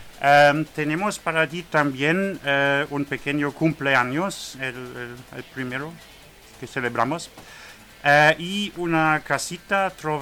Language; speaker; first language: Spanish; non-native, learner; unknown